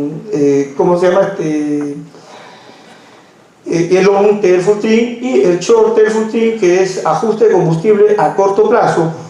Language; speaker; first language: Spanish; native; Spanish